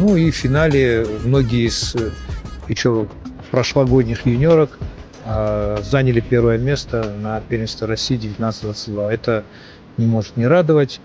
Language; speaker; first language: Russian; native; Russian